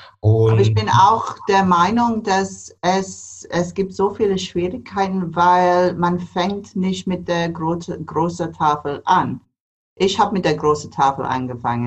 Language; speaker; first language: German; non-native, fluent; English